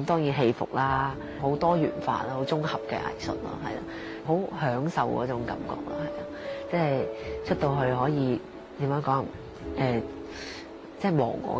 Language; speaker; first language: Cantonese; native; Cantonese